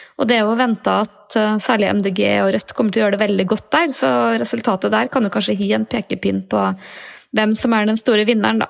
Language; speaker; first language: Norwegian; native; Norwegian